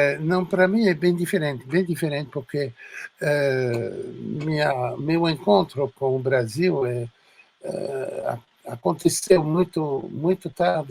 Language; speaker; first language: Portuguese; non-native, fluent; French